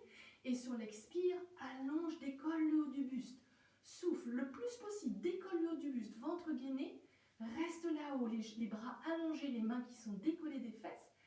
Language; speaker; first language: French; native; French